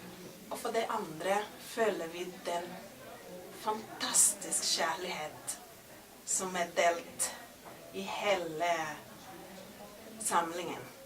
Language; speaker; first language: Norwegian; non-native, fluent; Portuguese